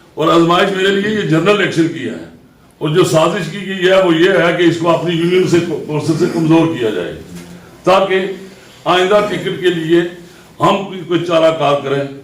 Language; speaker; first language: Urdu; non-native, local second language; Pahari-Potwari